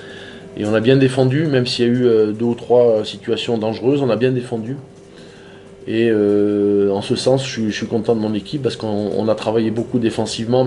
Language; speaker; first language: French; native; French